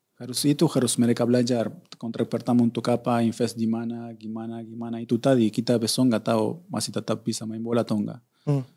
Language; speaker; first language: Indonesian; non-native, fluent; Spanish